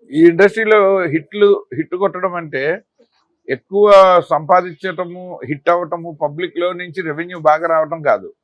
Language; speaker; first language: Telugu; native; Telugu